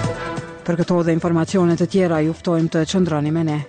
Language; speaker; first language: Albanian; native; Albanian